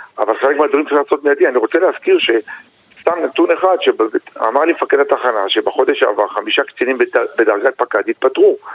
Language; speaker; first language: Hebrew; native; Hebrew